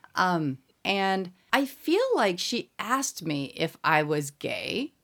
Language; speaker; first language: English; native; English